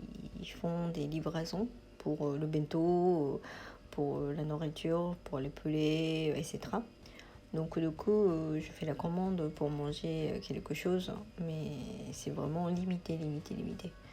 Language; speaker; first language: French; non-native, fluent; Japanese